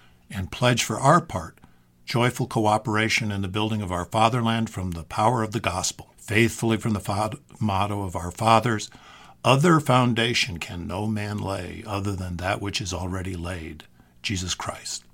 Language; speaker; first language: English; native; English